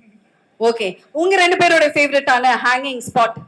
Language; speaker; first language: Tamil; native; Tamil